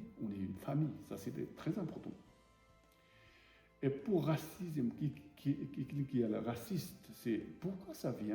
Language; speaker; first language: French; non-native, learner; Tibetan